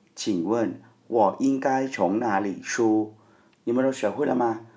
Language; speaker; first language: Chinese; non-native, fluent; Thai